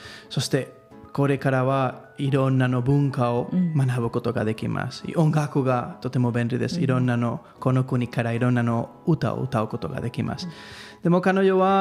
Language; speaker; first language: Japanese; non-native, learner; Catalan